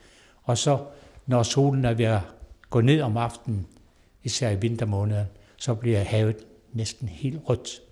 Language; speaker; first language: Danish; non-native, local second language; Kalaallisut